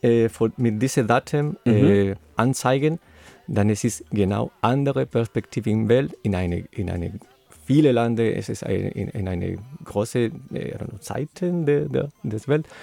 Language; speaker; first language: German; non-native, learner; Spanish